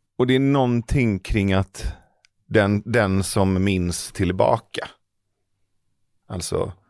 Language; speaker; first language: Swedish; early bilingual, other home language; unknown